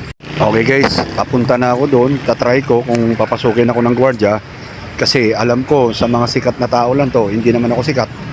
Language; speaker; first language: Filipino; native; Filipino